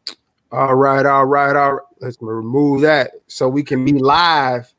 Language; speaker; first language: English; native; English